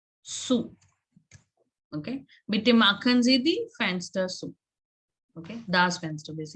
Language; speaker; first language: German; non-native, learner; Hindi